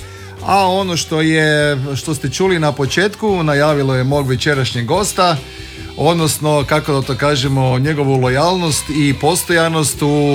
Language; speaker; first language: Serbian; native; Serbian